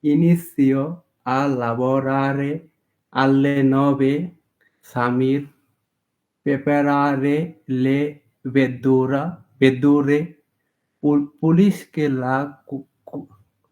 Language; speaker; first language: Italian; non-native, learner; Bangla